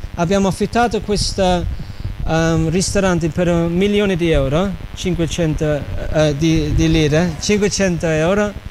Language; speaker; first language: Italian; non-native, fluent; English